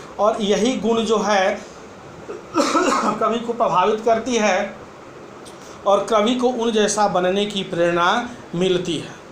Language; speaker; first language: Hindi; native; Hindi